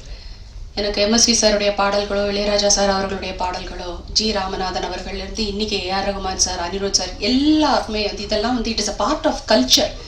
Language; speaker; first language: Tamil; native; Tamil